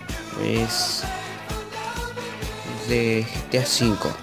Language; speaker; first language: Spanish; early bilingual, other home language; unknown